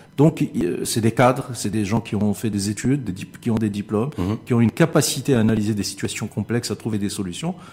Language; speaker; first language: French; non-native, local second language; Arabic